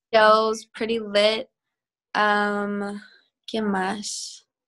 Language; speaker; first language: Spanish; non-native, learner; English